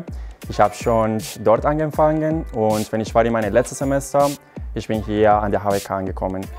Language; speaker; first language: German; non-native, local second language; Spanish